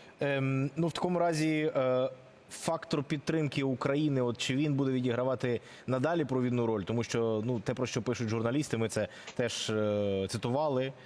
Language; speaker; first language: Ukrainian; native; Ukrainian